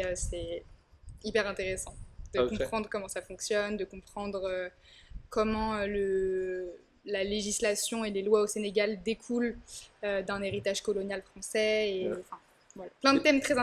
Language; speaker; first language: French; native; French